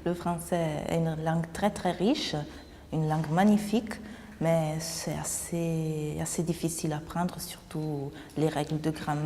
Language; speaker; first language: French; non-native, fluent; Italian